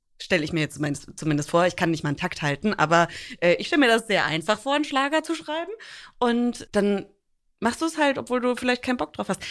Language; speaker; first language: German; native; German